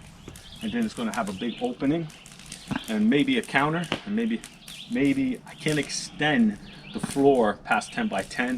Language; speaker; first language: English; native; English